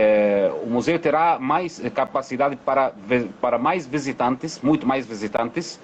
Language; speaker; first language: Portuguese; non-native, fluent; Arabic